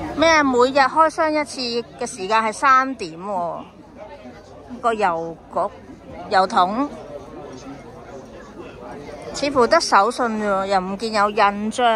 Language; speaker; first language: Chinese; native; Chinese